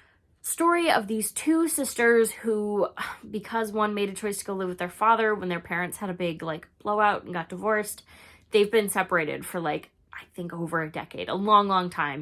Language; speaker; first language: English; native; English